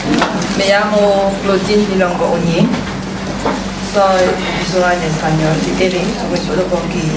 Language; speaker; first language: Spanish; non-native, fluent; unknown